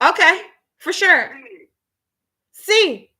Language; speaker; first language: English; native; English